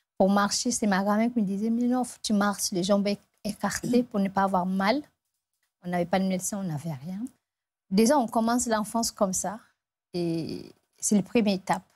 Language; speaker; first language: French; non-native, local second language; Fula